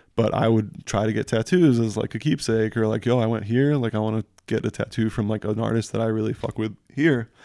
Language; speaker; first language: English; early bilingual, other home language; French